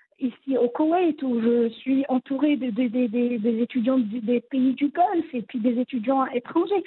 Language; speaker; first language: French; non-native, local second language; Arabic